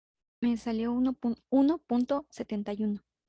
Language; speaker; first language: Spanish; native; Spanish